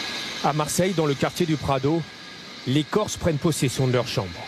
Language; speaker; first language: French; native; French